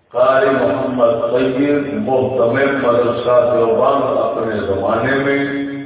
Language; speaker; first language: Urdu; non-native, local second language; Punjabi